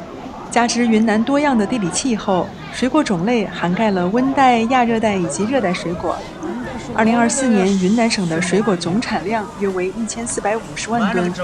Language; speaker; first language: Chinese; native; Chinese